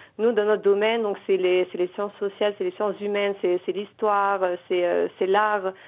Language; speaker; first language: French; native; French